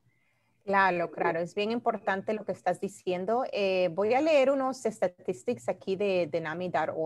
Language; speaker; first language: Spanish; early bilingual, heritage; Spanish